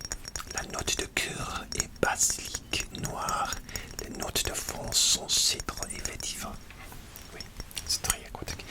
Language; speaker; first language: French; non-native, learner; English